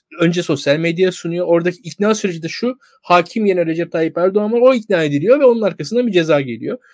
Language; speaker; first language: Turkish; native; Turkish